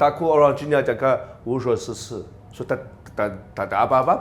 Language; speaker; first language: Indonesian; non-native, learner; Chinese